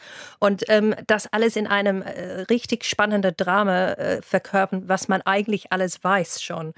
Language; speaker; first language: German; non-native, fluent; English